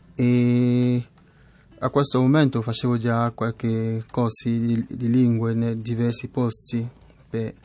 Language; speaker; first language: Italian; non-native, fluent; French